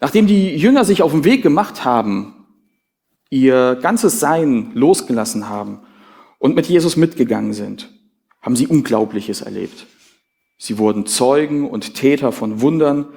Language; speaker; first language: German; native; German